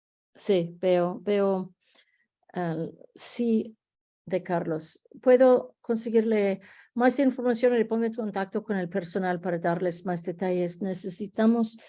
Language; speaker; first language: Spanish; early bilingual, heritage; Spanish